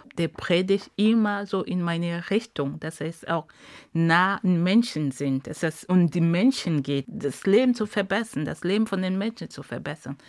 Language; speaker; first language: German; non-native, fluent; Ghomala